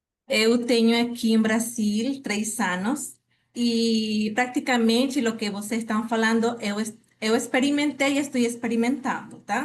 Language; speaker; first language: Portuguese; non-native, fluent; Spanish